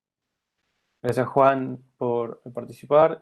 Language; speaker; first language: Spanish; native; Spanish